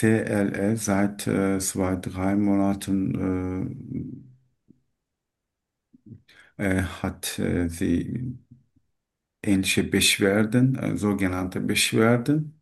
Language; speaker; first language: German; non-native, learner; Turkish